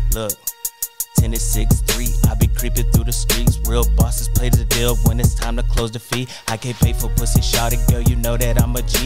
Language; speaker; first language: English; native; English